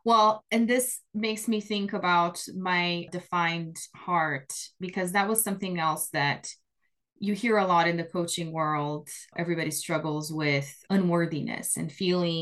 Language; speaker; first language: English; non-native, fluent; Portuguese